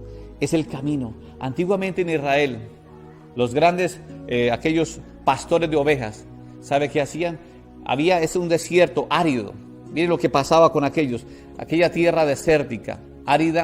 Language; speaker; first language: Spanish; native; Spanish